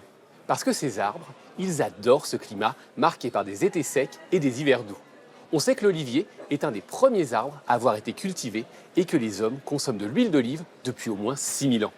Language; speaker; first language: French; native; French